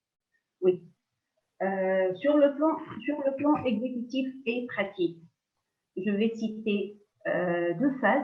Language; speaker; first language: French; non-native, local second language; Arabic